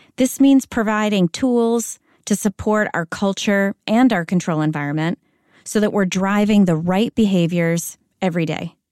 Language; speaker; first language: English; native; English